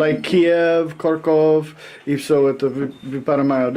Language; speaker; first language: Russian; non-native, learner; English